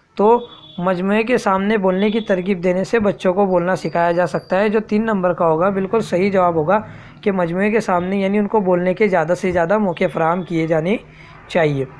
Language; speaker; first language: Urdu; native; Urdu